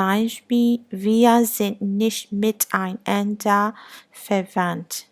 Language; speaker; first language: German; non-native, learner; Burmese